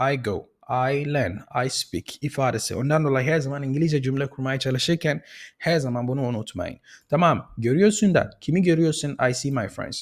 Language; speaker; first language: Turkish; non-native, fluent; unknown